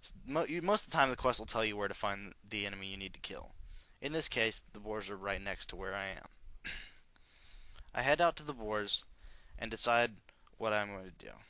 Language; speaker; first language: English; native; English